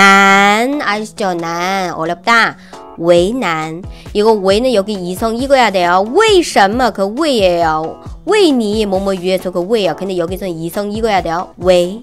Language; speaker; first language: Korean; non-native, fluent; Chinese